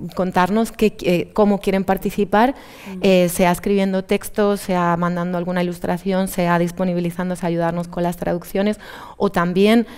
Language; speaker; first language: Spanish; native; Spanish